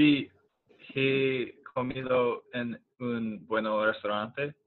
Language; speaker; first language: Spanish; non-native, learner; English